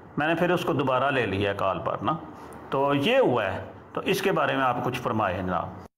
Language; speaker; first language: Urdu; non-native, local second language; Punjabi